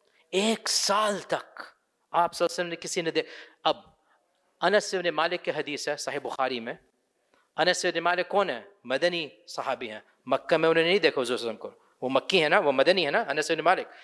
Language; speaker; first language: Urdu; early bilingual, other home language; English